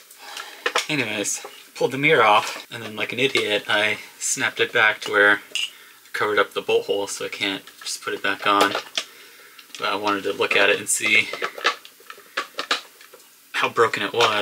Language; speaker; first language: English; native; English